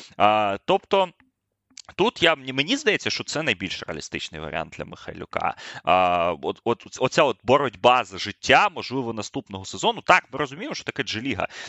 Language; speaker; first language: Ukrainian; native; Ukrainian